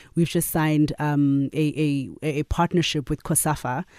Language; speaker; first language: English; non-native, local second language; Zulu